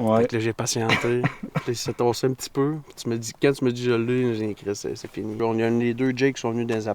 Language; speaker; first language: French; native; French